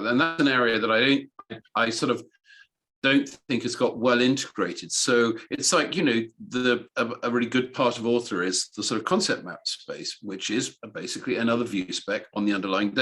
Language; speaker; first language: English; native; English